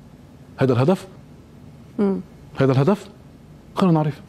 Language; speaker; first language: Arabic; native; Arabic